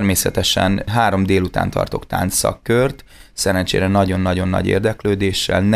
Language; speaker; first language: Hungarian; native; Hungarian